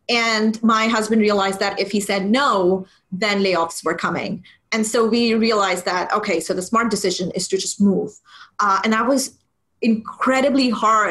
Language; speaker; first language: English; non-native, local second language; Urdu